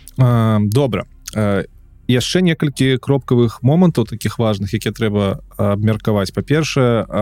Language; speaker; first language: Belarusian; non-native, local second language; Russian